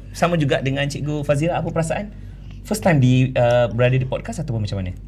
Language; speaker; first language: Malay; native; Malay